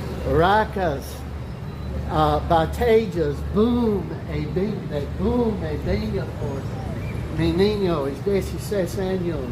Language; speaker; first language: Spanish; non-native, learner; English